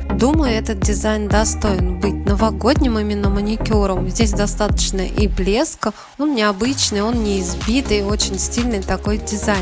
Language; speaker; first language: Russian; native; Russian